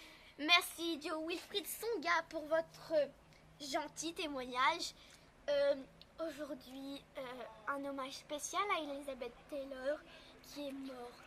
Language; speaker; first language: French; native; French